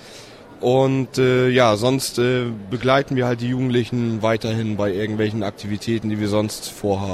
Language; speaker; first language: German; native; German